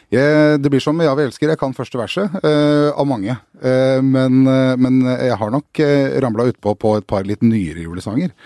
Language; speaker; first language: Norwegian; native; Norwegian